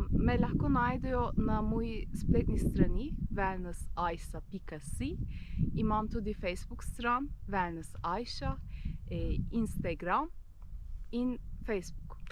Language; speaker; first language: Slovenian; non-native, fluent; Turkish